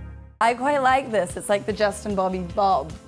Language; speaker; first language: English; native; English